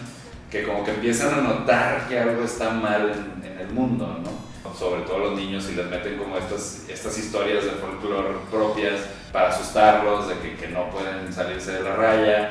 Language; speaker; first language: Spanish; native; Spanish